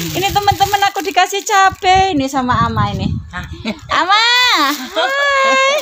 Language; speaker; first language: Indonesian; non-native, local second language; Javanese